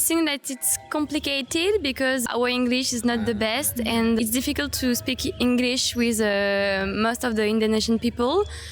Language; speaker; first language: English; non-native, learner; French